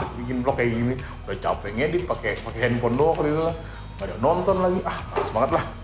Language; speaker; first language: Indonesian; non-native, local second language; Banjar